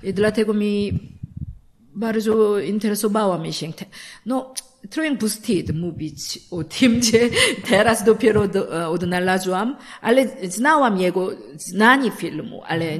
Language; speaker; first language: Polish; non-native, learner; Korean